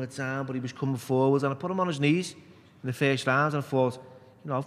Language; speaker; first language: English; native; English